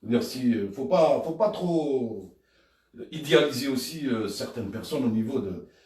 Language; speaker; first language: French; non-native, local second language; Arabic